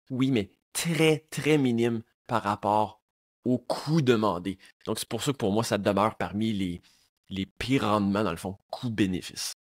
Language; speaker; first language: French; native; French